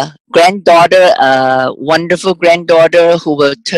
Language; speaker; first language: English; non-native, local second language; Cantonese